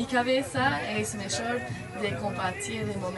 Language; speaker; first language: Spanish; non-native, learner; French